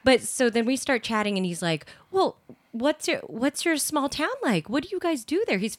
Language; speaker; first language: English; native; English